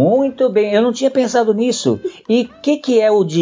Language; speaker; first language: Portuguese; native; Portuguese